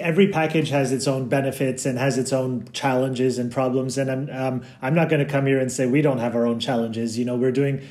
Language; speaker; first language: English; native; English